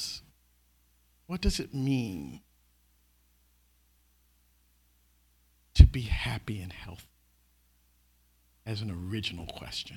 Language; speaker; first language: English; native; English